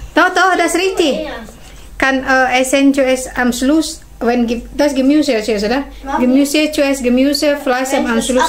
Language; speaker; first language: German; non-native, learner; Indonesian